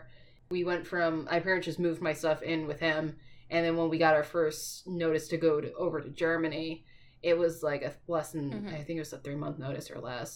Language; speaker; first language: English; native; English